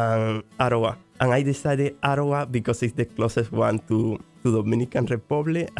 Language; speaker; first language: English; non-native, fluent; Spanish